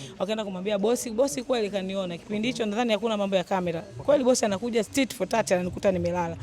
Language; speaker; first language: Swahili; native; Swahili